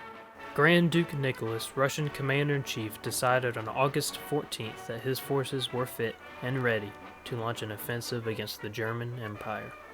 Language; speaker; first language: English; native; English